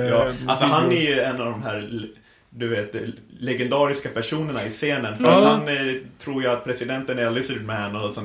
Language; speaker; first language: Swedish; native; Swedish